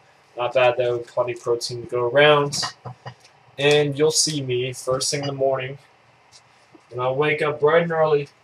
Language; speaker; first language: English; native; English